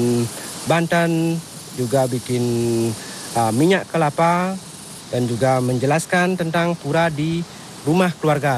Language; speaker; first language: Indonesian; non-native, local second language; Balinese